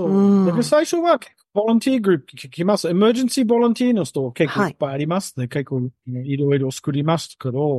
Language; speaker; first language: Japanese; non-native, learner; English